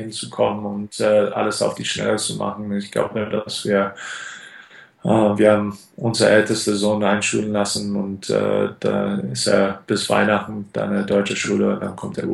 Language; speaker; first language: German; non-native, fluent; English